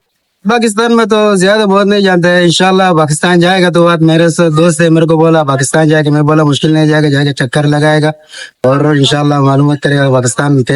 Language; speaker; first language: Hindi; non-native, learner; Arabic